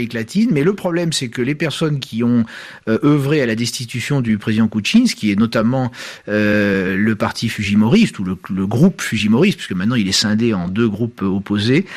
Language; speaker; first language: French; native; French